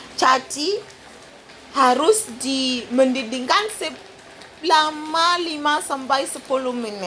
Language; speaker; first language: Indonesian; non-native, fluent; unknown